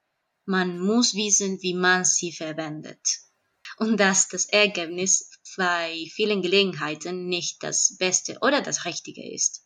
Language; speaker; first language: German; non-native, fluent; Spanish